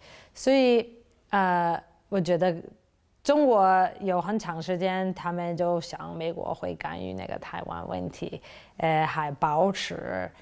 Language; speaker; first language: Chinese; non-native, fluent; English